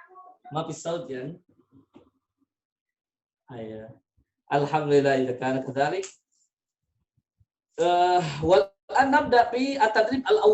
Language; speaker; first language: Arabic; non-native, fluent; Indonesian